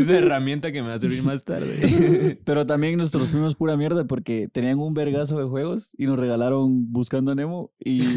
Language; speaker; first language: Spanish; native; Spanish